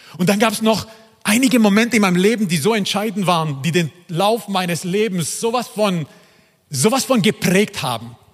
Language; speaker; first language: German; non-native, fluent; Croatian